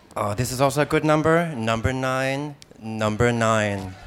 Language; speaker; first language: English; non-native, fluent; Danish